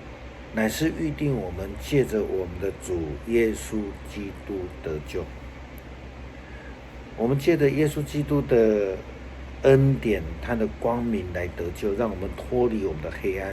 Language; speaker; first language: Chinese; native; Chinese